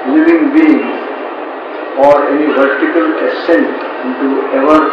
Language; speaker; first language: English; non-native, local second language; Hindi